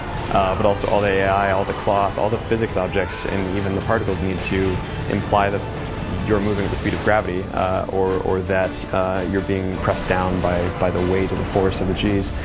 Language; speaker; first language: English; native; English